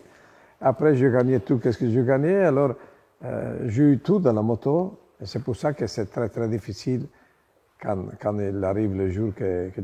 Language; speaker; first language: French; non-native, learner; Italian